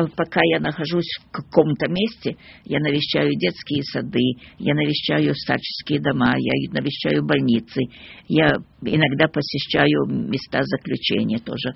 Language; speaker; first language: Russian; early bilingual, heritage; Russian